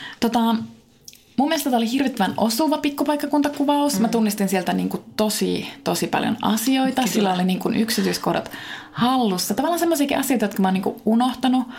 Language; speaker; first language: Finnish; native; Finnish